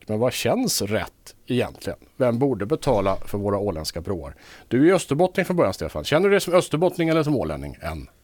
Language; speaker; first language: Swedish; native; Swedish